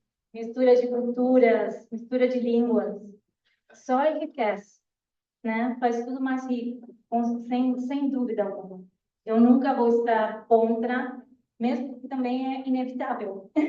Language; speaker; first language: Portuguese; non-native, fluent; Spanish